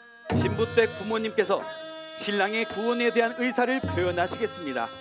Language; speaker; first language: Korean; native; Korean